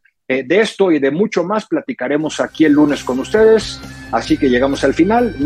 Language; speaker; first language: Spanish; native; Spanish